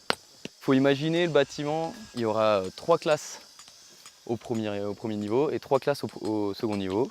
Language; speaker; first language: French; native; French